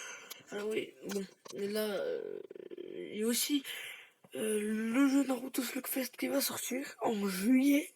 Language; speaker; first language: French; native; French